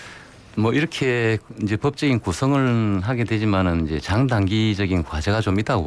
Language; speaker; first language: Korean; native; Korean